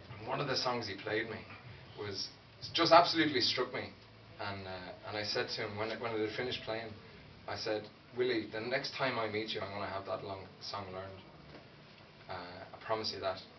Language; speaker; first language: English; native; English